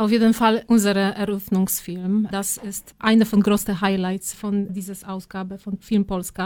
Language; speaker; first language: German; non-native, learner; Polish